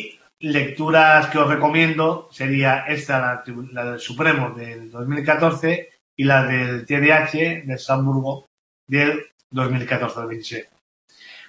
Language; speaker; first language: Spanish; native; Spanish